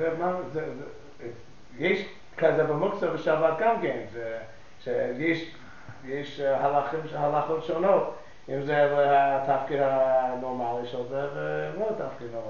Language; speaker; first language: Hebrew; non-native, learner; English